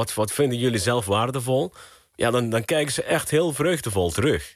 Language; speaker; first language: Dutch; non-native, local second language; Papiamento